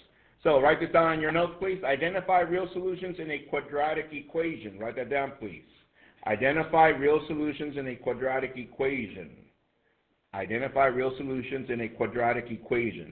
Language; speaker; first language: English; native; English